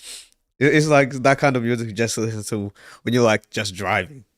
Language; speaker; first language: English; native; English